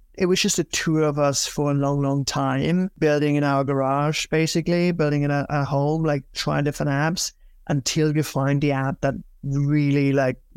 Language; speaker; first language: English; non-native, fluent; German